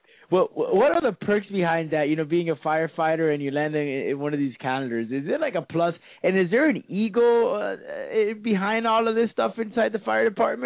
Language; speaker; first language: English; early bilingual, other home language; Spanish